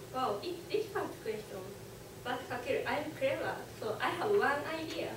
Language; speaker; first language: English; non-native, learner; Japanese